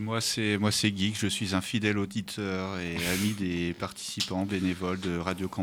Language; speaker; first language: French; native; French